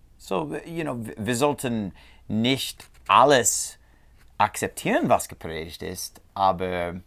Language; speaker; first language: German; non-native, learner; English